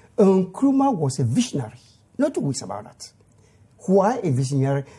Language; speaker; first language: English; non-native, local second language; Akan